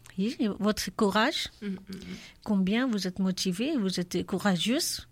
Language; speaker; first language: French; non-native, learner; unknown